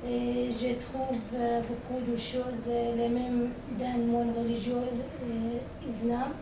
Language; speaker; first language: French; non-native, learner; Arabic